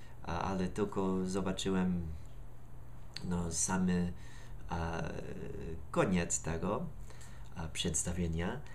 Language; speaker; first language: Polish; non-native, learner; English